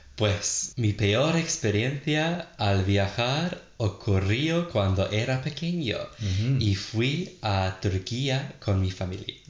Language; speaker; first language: Spanish; non-native, learner; English